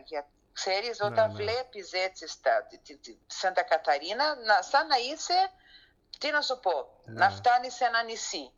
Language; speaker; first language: Greek; early bilingual, heritage; Greek